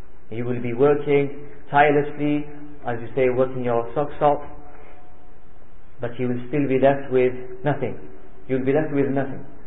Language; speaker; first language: English; early bilingual, other home language; Urdu